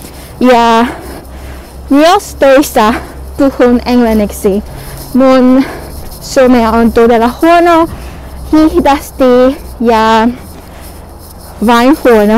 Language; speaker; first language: Finnish; non-native, learner; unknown